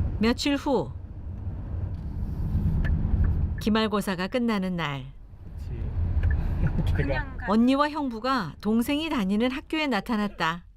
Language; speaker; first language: Korean; native; Korean